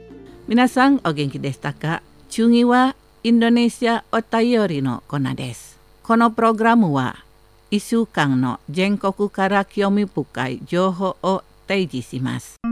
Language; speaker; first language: Japanese; non-native, fluent; Indonesian